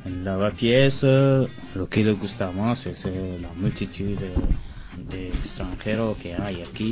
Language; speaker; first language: Spanish; non-native, learner; French